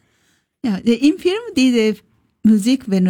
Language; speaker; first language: German; non-native, learner; Japanese